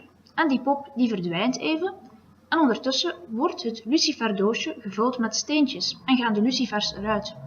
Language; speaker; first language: Dutch; native; Dutch